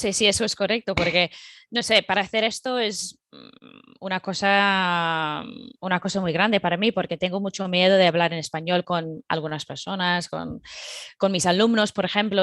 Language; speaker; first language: Spanish; non-native, fluent; English